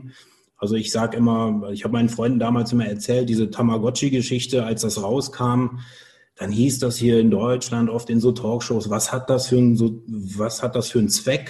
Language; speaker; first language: German; native; German